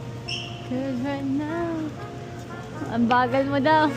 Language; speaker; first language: Filipino; native; Filipino